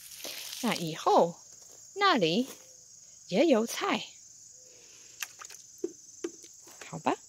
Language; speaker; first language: Chinese; non-native, fluent; English